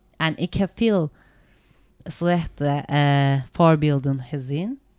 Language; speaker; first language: Dutch; non-native, learner; Turkish